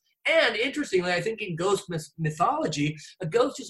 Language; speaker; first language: English; native; English